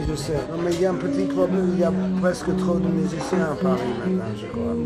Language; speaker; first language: French; non-native, fluent; English